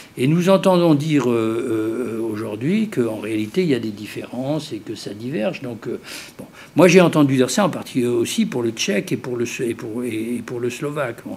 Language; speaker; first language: French; native; French